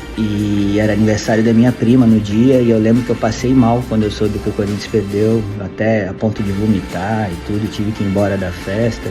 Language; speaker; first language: Portuguese; native; Portuguese